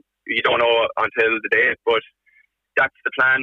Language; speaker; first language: English; native; English